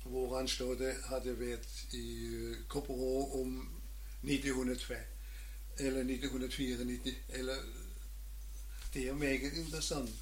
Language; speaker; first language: Danish; non-native, learner; German